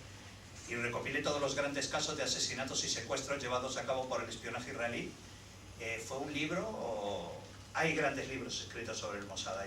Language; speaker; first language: Spanish; native; Spanish